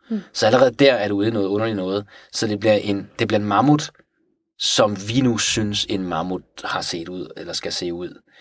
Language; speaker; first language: Danish; early bilingual, other home language; Persian